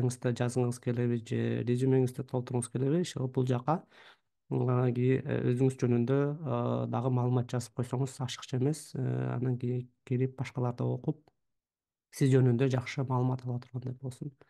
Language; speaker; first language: Kyrgyz; native; Kyrgyz